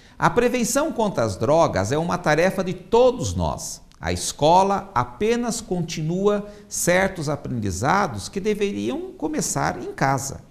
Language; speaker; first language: Portuguese; native; Portuguese